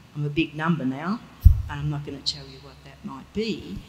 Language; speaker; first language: English; native; English